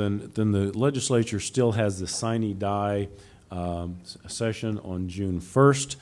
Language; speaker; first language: English; native; English